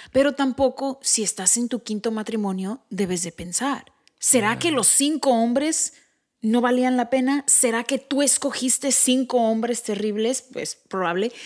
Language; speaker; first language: Spanish; early bilingual, heritage; Spanish